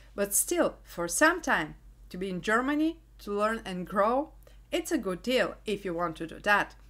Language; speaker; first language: English; non-native, fluent; Bulgarian